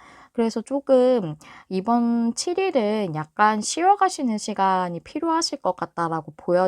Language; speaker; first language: Korean; native; Korean